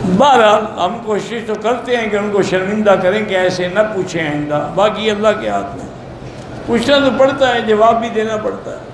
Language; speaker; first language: Urdu; early bilingual, heritage; Urdu